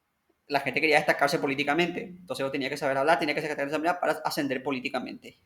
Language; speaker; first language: Spanish; native; Spanish